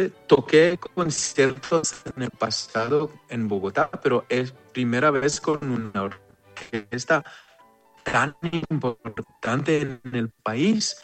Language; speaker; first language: Spanish; non-native, fluent; Hebrew